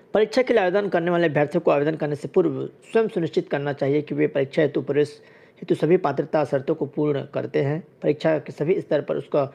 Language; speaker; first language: Hindi; native; Hindi